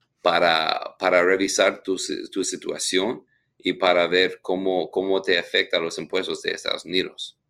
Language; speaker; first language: Spanish; non-native, learner; English